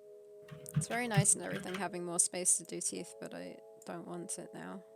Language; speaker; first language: English; native; English